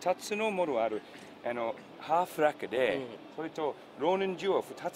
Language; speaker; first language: Japanese; non-native, learner; English